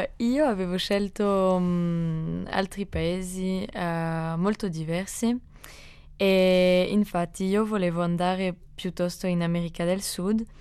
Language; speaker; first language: Italian; non-native, fluent; French